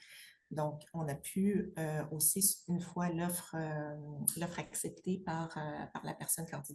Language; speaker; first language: French; native; French